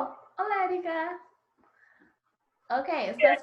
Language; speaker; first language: Spanish; non-native, learner; English